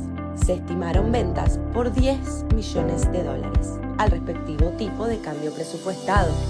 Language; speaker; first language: Spanish; native; Spanish